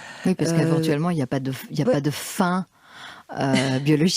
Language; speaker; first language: French; native; French